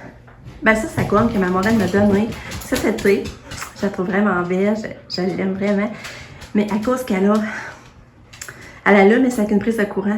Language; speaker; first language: French; native; French